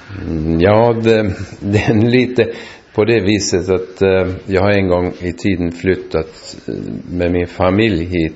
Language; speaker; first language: Swedish; non-native, local second language; Finnish